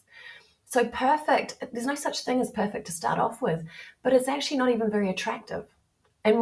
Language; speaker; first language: English; native; English